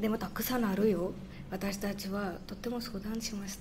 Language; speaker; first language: Japanese; non-native, learner; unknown